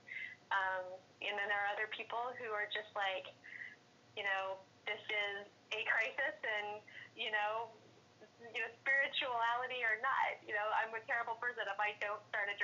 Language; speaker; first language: English; native; English